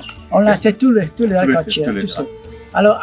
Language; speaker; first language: French; non-native, local second language; Morisyen